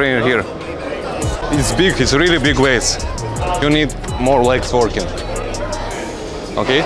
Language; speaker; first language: English; non-native, learner; Russian